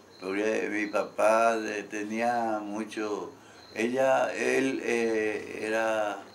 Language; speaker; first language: Spanish; non-native, local second language; Guarani